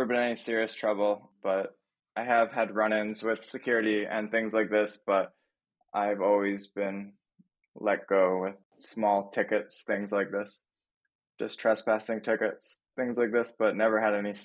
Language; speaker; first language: English; native; English